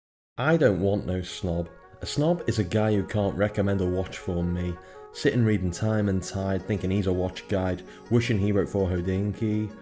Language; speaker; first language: English; native; English